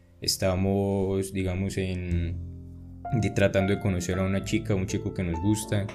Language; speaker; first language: Spanish; native; Spanish